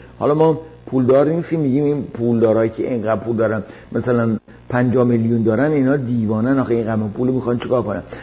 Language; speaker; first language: Persian; native; Persian